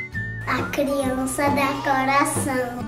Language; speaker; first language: Portuguese; early bilingual, heritage; Portuguese